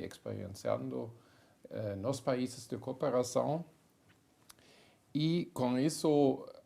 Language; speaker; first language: Portuguese; non-native, fluent; German